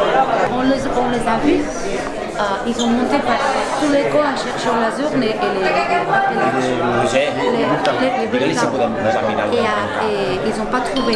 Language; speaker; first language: French; non-native, learner; Catalan